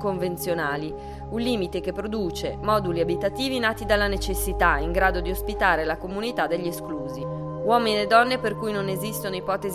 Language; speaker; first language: Italian; native; Italian